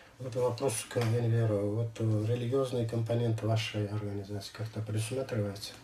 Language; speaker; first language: Russian; non-native, local second language; Lezghian